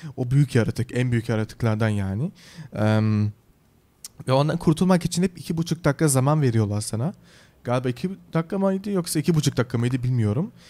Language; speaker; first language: Turkish; early bilingual, heritage; Turkish